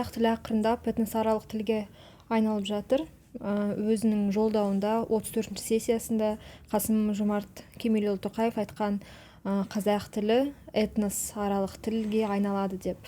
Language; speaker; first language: Kazakh; non-native, local second language; Russian